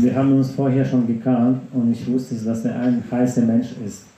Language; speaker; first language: German; non-native, learner; Russian